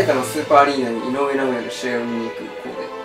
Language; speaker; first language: Japanese; native; Japanese